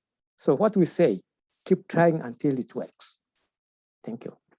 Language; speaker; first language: English; non-native, local second language; Swahili